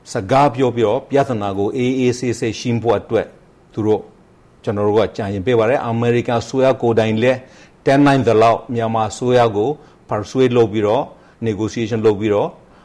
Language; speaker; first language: Burmese; non-native, local second language; Rohingya